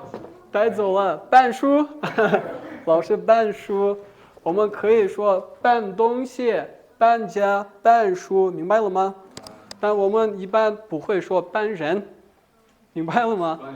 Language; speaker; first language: Chinese; non-native, fluent; Kyrgyz